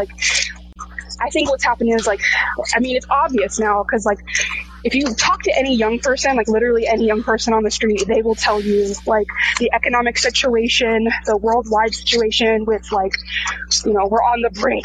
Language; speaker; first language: English; native; English